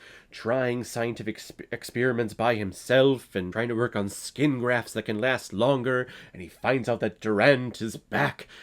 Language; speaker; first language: English; native; English